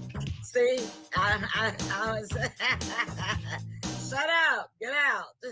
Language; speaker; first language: English; native; English